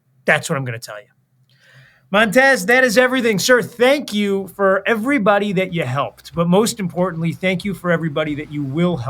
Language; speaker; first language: English; native; English